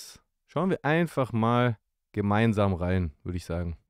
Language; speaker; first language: German; native; German